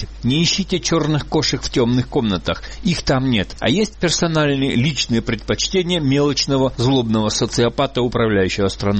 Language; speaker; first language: Russian; native; Russian